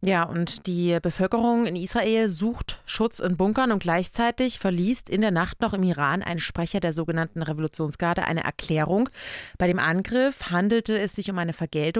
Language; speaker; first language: German; native; German